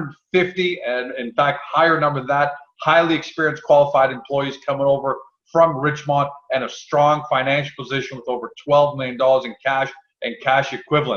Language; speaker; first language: English; native; English